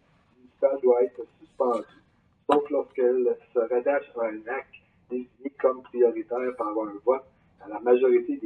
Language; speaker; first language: French; native; French